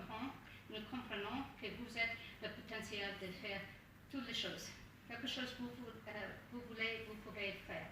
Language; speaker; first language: French; non-native, learner; English